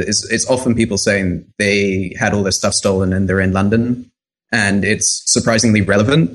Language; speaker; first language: English; native; English